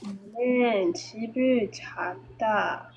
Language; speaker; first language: Korean; non-native, learner; English